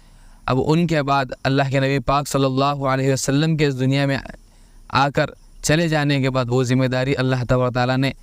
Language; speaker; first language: Urdu; native; Urdu